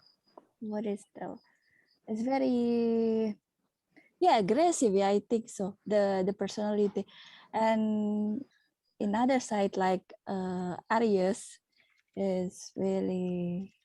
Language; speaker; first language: English; non-native, learner; Indonesian